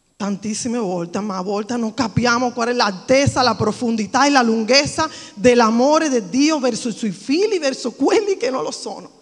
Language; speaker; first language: Italian; non-native, fluent; Spanish